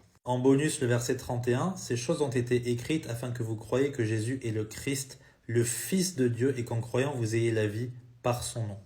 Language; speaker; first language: French; native; French